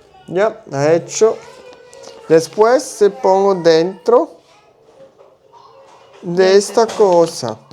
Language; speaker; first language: Spanish; non-native, learner; German